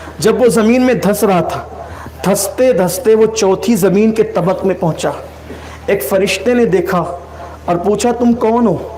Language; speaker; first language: Urdu; native; Urdu